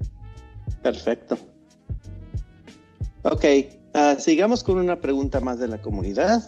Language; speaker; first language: Spanish; non-native, fluent; English